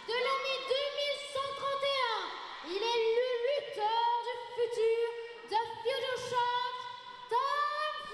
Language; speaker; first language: French; native; French